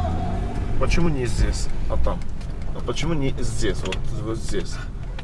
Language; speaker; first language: Russian; non-native, learner; Armenian